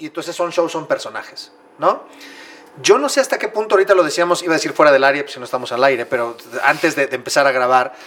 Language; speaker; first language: Spanish; native; Spanish